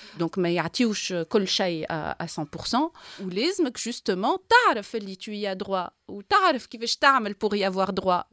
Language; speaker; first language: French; non-native, local second language; Arabic